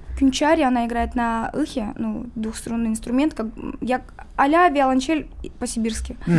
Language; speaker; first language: Russian; non-native, local second language; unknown